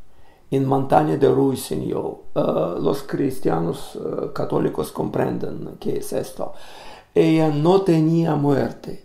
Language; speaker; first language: Spanish; non-native, learner; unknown